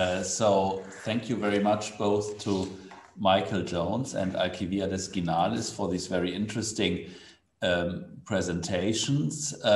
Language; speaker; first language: English; non-native, fluent; German